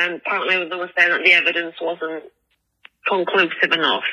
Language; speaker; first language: English; native; English